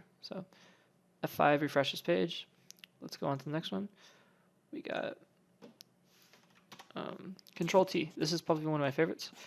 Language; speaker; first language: English; native; English